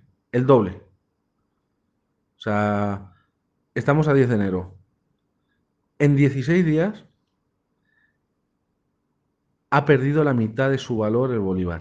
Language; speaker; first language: Spanish; native; Spanish